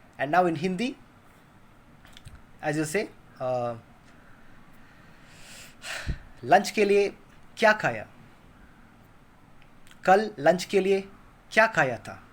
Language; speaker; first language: Hindi; non-native, local second language; Kannada